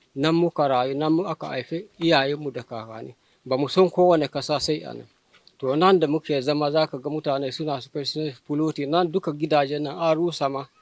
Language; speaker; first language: Hausa; non-native, local second language; Fula